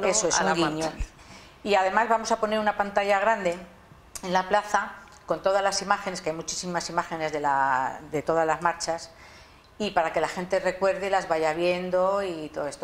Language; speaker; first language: Spanish; native; Spanish